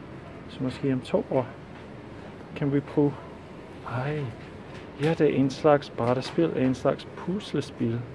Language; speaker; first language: Danish; non-native, fluent; English